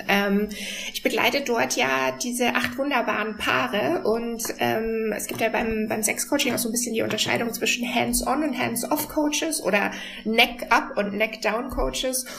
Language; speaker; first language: German; native; German